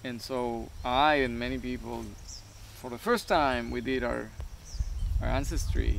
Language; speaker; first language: English; non-native, fluent; Spanish